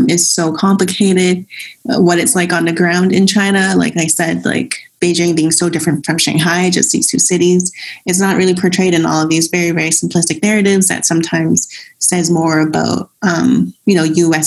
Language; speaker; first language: English; non-native, local second language; Cantonese